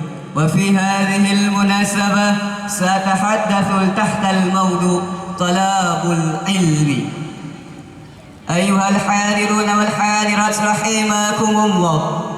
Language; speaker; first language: Arabic; non-native, learner; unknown